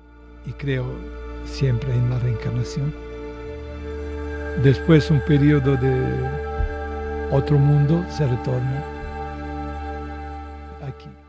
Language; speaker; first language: Spanish; non-native, fluent; Italian